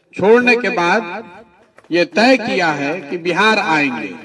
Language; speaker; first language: Hindi; native; Hindi